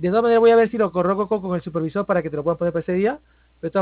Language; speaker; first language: Spanish; native; Spanish